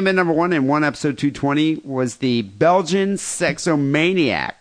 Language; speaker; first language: English; native; English